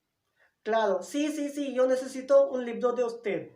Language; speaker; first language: Spanish; non-native, learner; Hindi